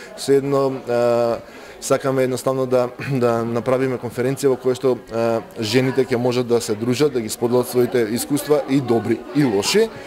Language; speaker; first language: Macedonian; native; Macedonian